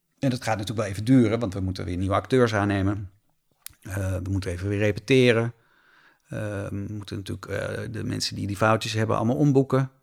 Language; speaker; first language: Dutch; native; Dutch